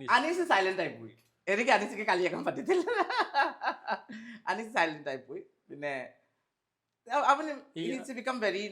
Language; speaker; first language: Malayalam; non-native, fluent; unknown